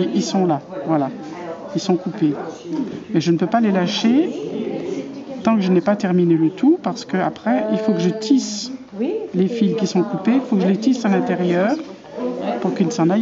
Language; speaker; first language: French; native; French